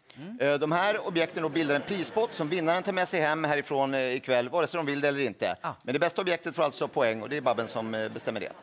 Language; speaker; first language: Swedish; native; Swedish